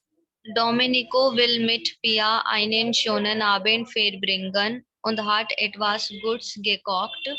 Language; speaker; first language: German; non-native, learner; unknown